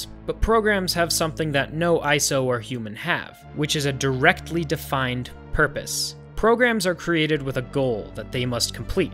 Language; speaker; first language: English; native; English